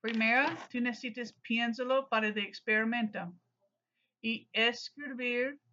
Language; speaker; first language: Spanish; non-native, learner; English